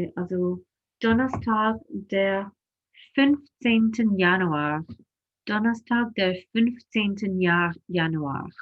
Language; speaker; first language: German; non-native, fluent; English